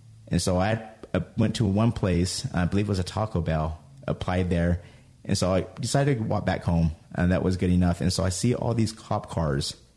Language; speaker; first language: English; native; English